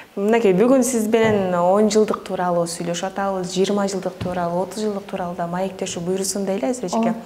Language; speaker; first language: Kyrgyz; native; Kyrgyz